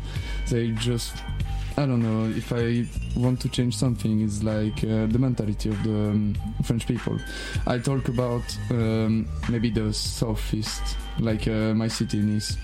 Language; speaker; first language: English; non-native, learner; French